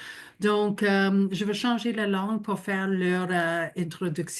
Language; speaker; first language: French; non-native, local second language; English